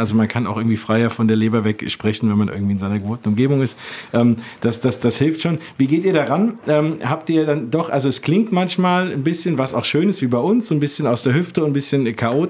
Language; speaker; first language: German; native; German